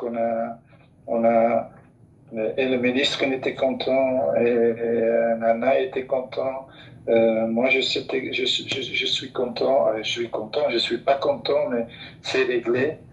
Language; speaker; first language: French; non-native, local second language; Dutch